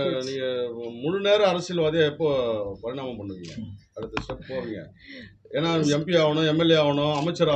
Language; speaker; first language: Tamil; native; Tamil